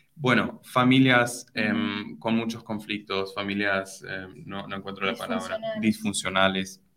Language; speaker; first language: Spanish; non-native, fluent; German